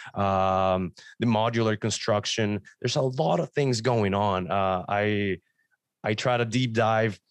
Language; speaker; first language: English; non-native, fluent; Spanish